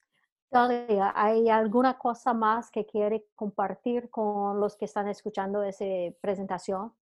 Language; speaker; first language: Spanish; non-native, fluent; English